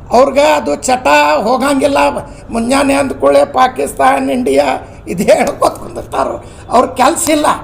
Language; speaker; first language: Kannada; non-native, local second language; Urdu